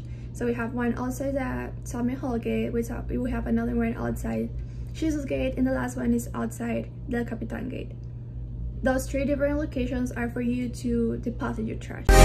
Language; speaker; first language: English; non-native, local second language; Spanish